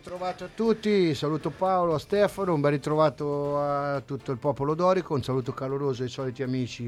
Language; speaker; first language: Italian; native; Italian